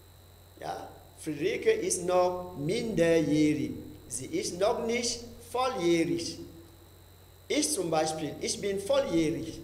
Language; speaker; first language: German; non-native, fluent; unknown